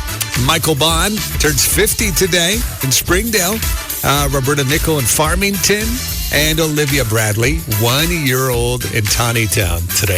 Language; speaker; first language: English; native; English